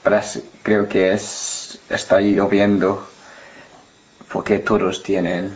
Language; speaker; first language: Spanish; non-native, learner; English